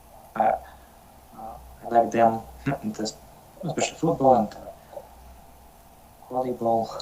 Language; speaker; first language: English; non-native, learner; Russian